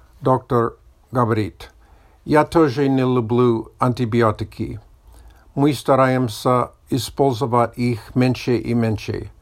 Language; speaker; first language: Russian; non-native, learner; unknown